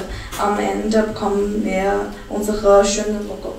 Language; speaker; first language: German; non-native, learner; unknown